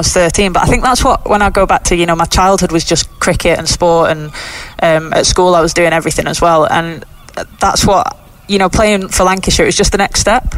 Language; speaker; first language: English; native; English